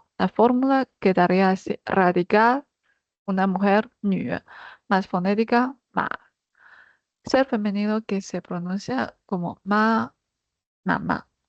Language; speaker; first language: Spanish; non-native, fluent; Chinese